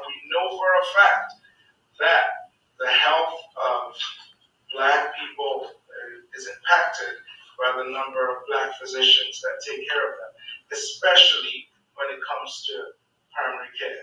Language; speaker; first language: English; non-native, local second language; Yoruba